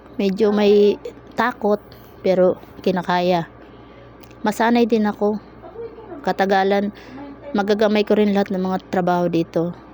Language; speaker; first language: Filipino; non-native, local second language; Cebuano